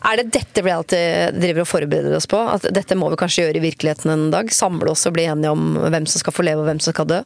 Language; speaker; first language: Norwegian; native; Norwegian